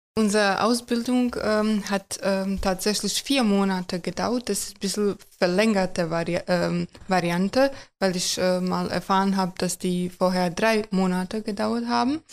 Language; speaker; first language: German; non-native, fluent; Croatian